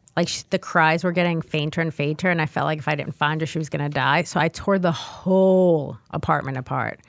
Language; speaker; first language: English; native; English